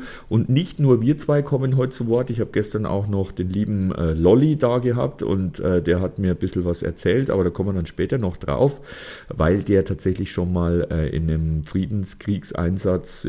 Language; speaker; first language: German; native; German